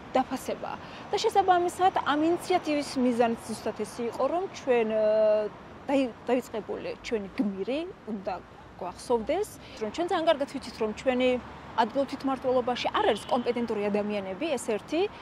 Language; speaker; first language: Georgian; non-native, local second language; Azerbaijani